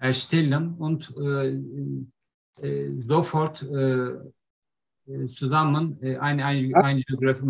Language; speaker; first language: German; non-native, learner; Turkish